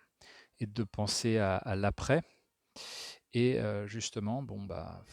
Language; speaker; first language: French; native; French